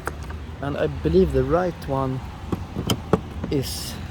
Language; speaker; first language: English; non-native, fluent; Swedish